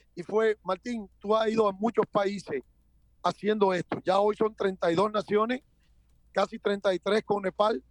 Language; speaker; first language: Spanish; native; Spanish